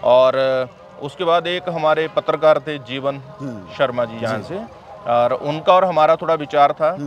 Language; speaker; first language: Hindi; native; Hindi